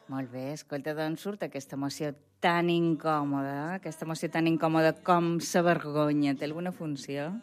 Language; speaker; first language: Catalan; native; Catalan